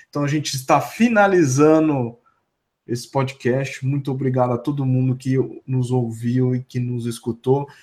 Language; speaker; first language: Portuguese; native; Portuguese